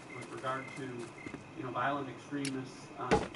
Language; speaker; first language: English; native; English